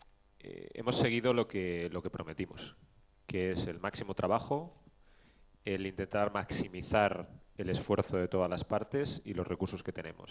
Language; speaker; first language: Spanish; native; Spanish